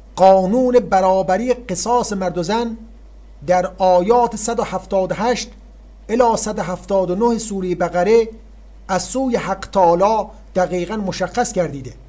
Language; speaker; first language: Persian; native; Persian